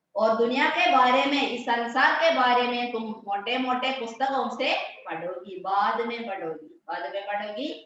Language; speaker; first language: Hindi; non-native, local second language; Malayalam